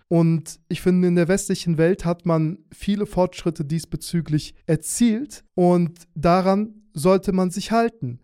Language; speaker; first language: German; early bilingual, other home language; Russian